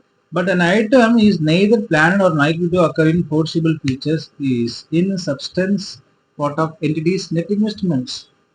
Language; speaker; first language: English; non-native, local second language; Tamil